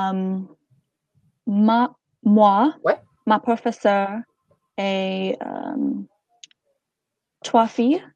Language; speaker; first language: French; non-native, learner; English